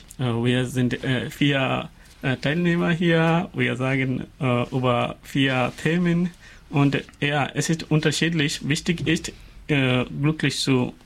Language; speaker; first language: German; non-native, learner; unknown